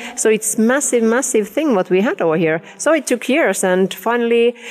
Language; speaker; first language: English; non-native, fluent; Finnish